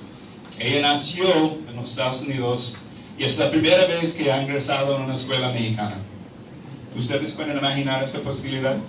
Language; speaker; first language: Spanish; non-native, fluent; English